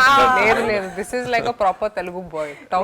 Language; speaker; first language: Telugu; non-native, fluent; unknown